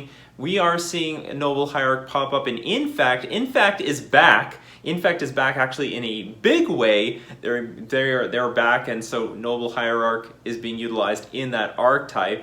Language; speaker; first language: English; native; English